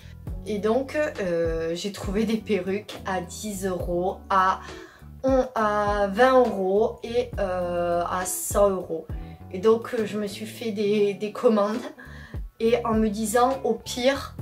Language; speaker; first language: French; native; French